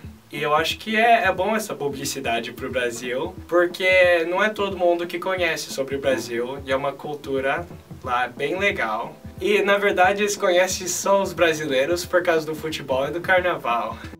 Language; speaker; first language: Portuguese; early bilingual, heritage; Portuguese